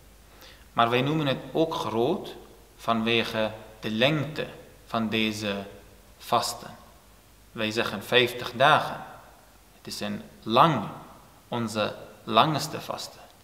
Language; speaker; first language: Dutch; non-native, fluent; Turoyo